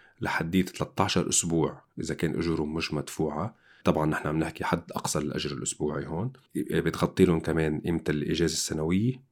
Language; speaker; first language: Arabic; native; Arabic